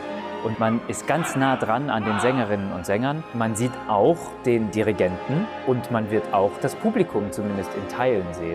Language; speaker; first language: German; native; German